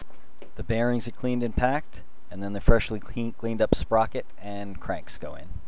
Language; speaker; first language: English; native; English